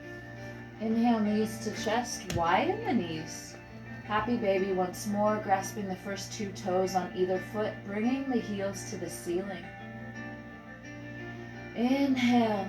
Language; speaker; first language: English; native; English